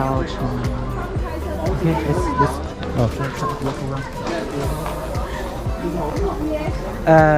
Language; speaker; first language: English; non-native, learner; Chinese